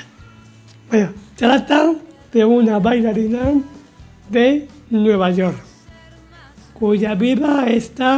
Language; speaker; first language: Spanish; native; Spanish